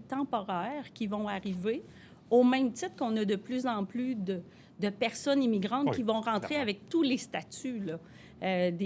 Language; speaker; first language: French; native; French